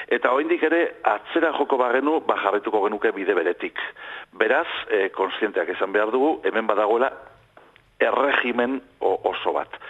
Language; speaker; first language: Basque; non-native, local second language; Spanish